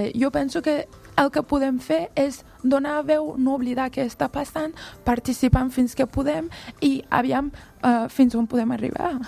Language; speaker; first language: Catalan; non-native, fluent; Persian